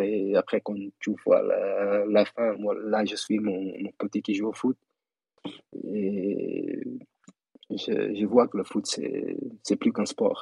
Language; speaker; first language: French; non-native, fluent; Kabuverdianu